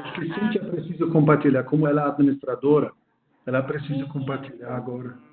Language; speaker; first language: Portuguese; non-native, fluent; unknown